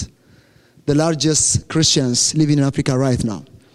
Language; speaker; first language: English; non-native, fluent; Amharic